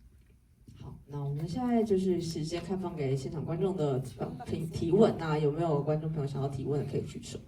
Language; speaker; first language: Chinese; native; Chinese